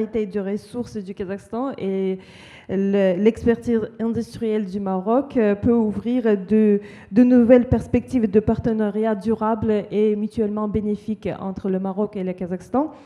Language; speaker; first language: French; non-native, fluent; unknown